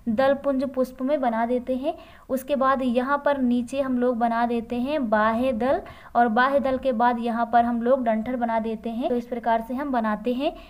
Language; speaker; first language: Hindi; native; Hindi